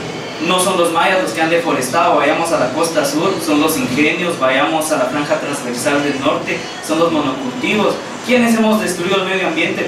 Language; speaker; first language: Spanish; native; Spanish